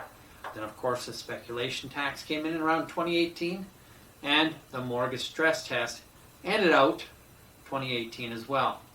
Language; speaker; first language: English; native; English